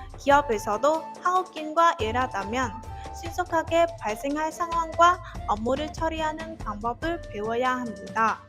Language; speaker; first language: Korean; non-native, learner; Vietnamese